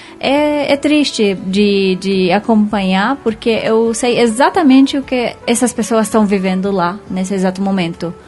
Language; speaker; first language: Portuguese; non-native, fluent; Arabic